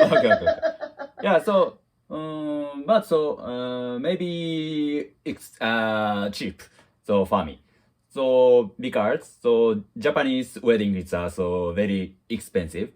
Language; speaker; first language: English; non-native, learner; Japanese